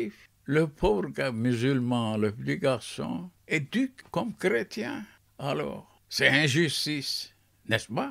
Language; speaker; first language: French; non-native, fluent; Turkish